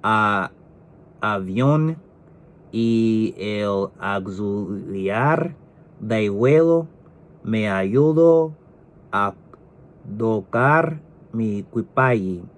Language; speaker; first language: Spanish; non-native, learner; English